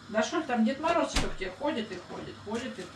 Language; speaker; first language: Russian; native; Russian